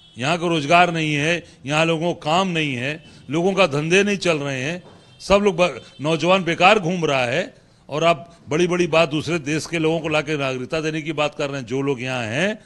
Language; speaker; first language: Hindi; native; Hindi